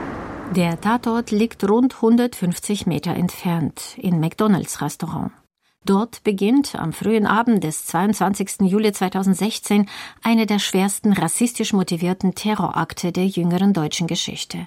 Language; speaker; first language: German; native; German